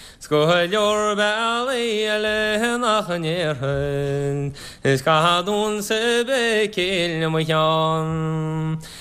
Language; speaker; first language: Irish; native; Irish